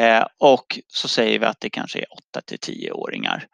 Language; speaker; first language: Swedish; native; Swedish